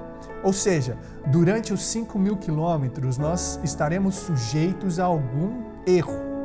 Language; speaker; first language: Portuguese; native; Portuguese